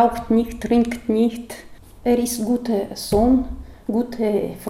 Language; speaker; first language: German; non-native, learner; Chechen